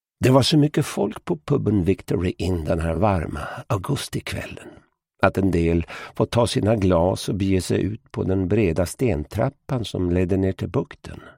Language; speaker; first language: Swedish; native; Swedish